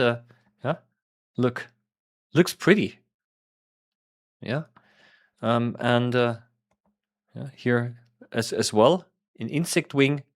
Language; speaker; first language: English; non-native, fluent; German